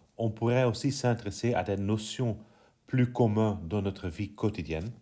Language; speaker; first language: French; non-native, local second language; Dutch